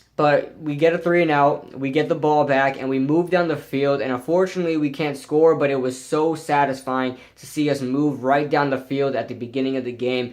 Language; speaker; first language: English; native; English